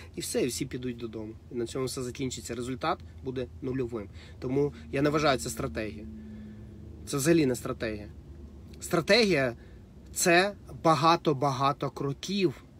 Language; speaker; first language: Ukrainian; non-native, local second language; Russian